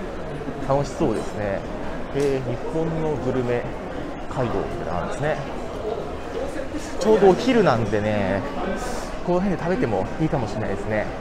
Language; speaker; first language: Japanese; native; Japanese